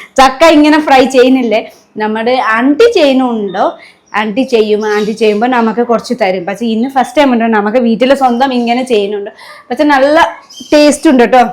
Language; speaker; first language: Malayalam; non-native, fluent; Nepali